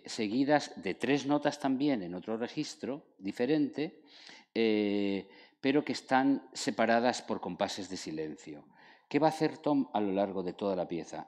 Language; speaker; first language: Spanish; native; Spanish